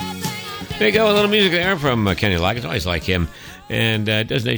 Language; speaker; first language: English; native; English